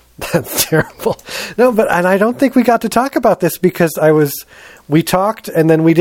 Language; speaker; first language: English; native; English